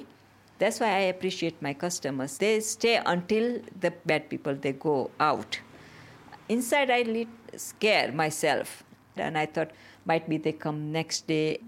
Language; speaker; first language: English; non-native, local second language; Gujarati